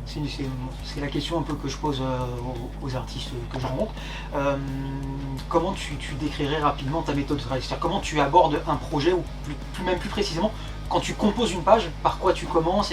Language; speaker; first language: French; native; French